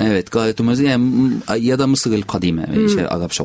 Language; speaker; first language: Turkish; non-native, learner; Arabic